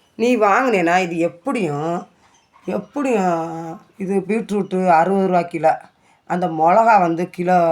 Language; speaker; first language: Tamil; native; Tamil